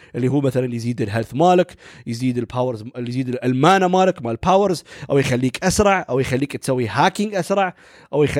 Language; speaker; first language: Arabic; native; Arabic